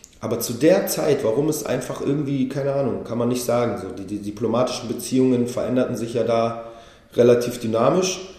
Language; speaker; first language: German; early bilingual, other home language; Hebrew